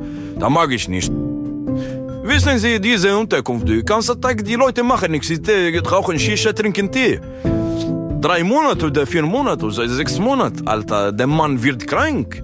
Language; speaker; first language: German; non-native, learner; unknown